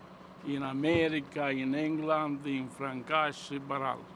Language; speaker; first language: German; non-native, learner; Italian